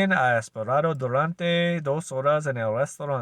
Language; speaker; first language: Spanish; non-native, learner; English